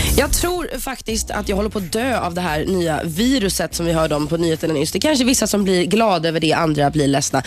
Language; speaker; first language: Swedish; native; Swedish